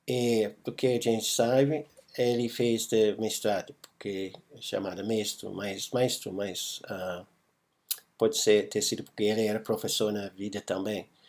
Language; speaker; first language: Portuguese; non-native, fluent; English